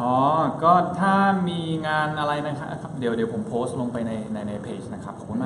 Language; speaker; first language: Thai; early bilingual, other home language; Spanish